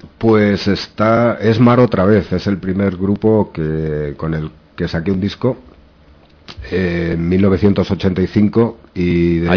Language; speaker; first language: Spanish; native; Spanish